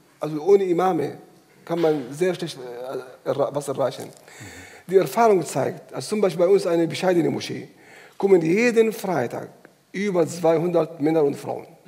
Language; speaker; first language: German; non-native, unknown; Arabic